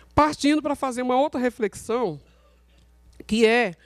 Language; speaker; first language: Portuguese; native; Portuguese